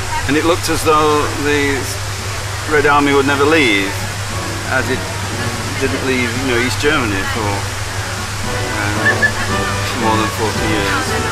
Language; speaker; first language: English; native; English